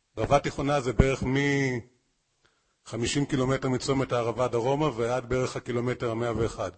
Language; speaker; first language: Hebrew; native; Hebrew